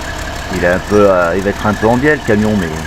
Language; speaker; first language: French; native; French